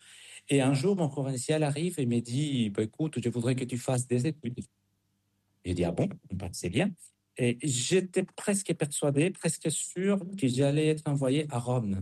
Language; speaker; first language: French; non-native, fluent; Spanish